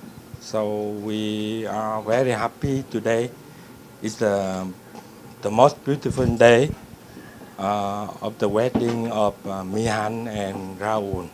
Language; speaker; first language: English; non-native, learner; Vietnamese